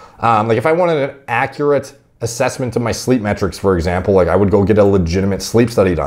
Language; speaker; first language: English; native; English